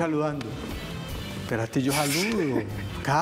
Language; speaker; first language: Spanish; native; Spanish